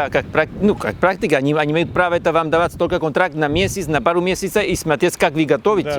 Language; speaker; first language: Russian; non-native, learner; Spanish